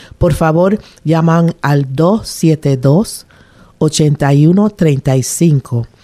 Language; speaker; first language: Spanish; native; Spanish